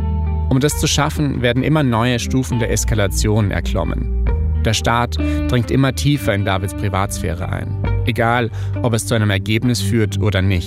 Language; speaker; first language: German; native; German